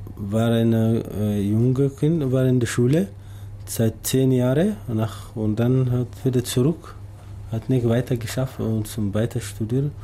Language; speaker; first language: German; non-native, learner; Tamasheq